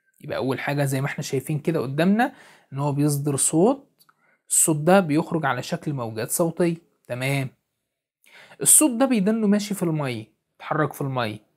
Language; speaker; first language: Arabic; native; Arabic